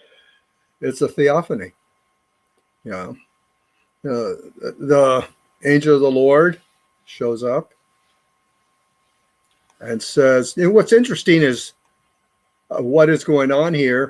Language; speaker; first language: English; native; English